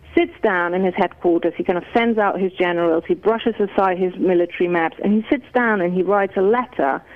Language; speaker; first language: English; non-native, fluent; German